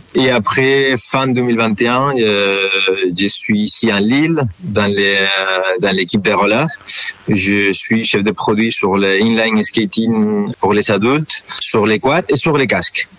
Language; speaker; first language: French; non-native, fluent; Spanish